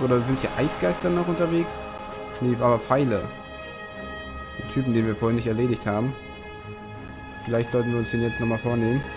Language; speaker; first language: German; native; German